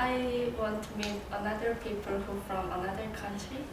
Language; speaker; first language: English; non-native, learner; Korean